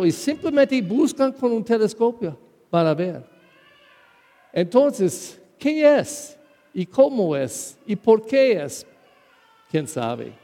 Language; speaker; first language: Spanish; non-native, fluent; English